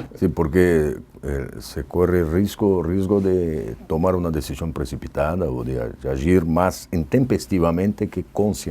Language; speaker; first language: Spanish; non-native, fluent; Portuguese